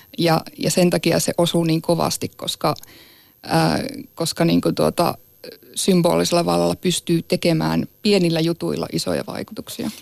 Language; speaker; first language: Finnish; non-native, local second language; Northern Sami